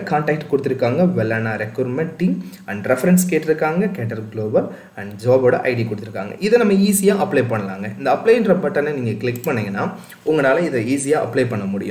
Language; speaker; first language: Tamil; native; Tamil